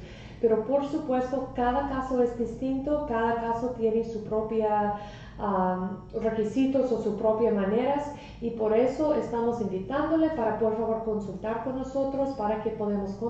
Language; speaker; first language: Spanish; non-native, fluent; English